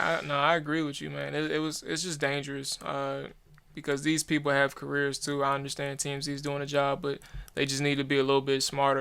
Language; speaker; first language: English; native; English